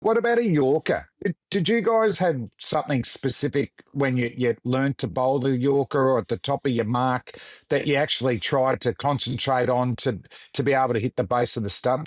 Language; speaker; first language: English; native; English